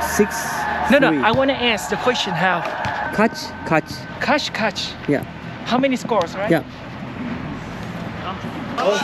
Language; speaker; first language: English; non-native, learner; Thai